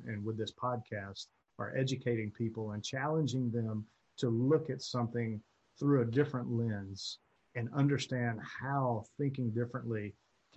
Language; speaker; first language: English; native; English